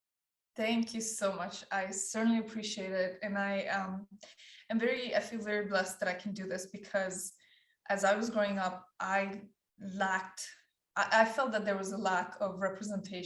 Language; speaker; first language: English; early bilingual, other home language; Persian